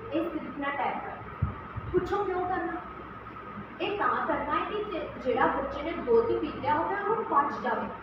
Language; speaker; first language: Hindi; non-native, local second language; Punjabi